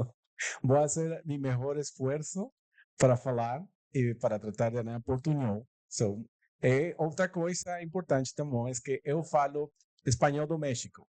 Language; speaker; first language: Portuguese; non-native, learner; Spanish